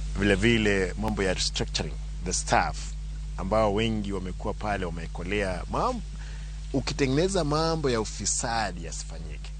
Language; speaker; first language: Swahili; non-native, local second language; Gusii